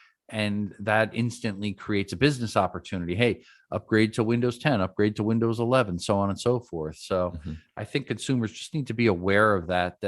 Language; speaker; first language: English; native; English